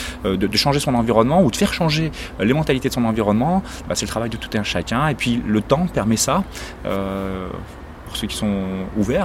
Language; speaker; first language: French; native; French